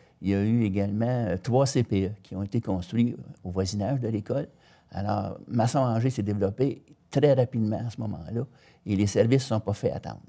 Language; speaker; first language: French; native; French